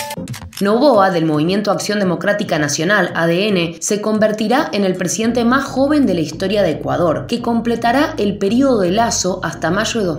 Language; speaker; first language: Spanish; native; Spanish